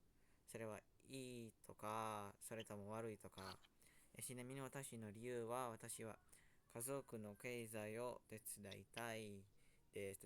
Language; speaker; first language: Japanese; non-native, learner; Indonesian